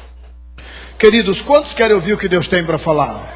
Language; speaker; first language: Portuguese; native; Portuguese